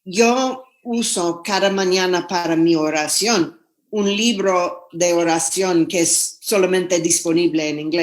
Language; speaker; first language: Spanish; non-native, fluent; English